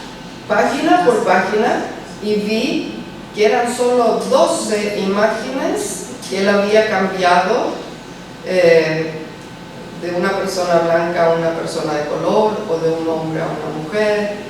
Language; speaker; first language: Spanish; early bilingual, heritage; Spanish